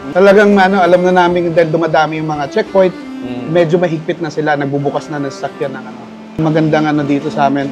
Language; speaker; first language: Filipino; non-native, local second language; Maranao